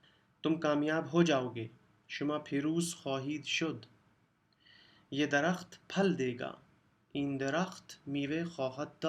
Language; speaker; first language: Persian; non-native, fluent; Urdu